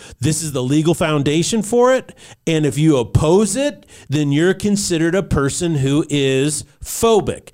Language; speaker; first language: English; native; English